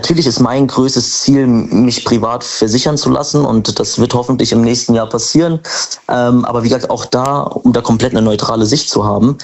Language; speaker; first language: German; native; German